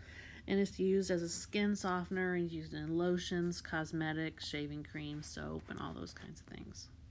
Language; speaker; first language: English; native; English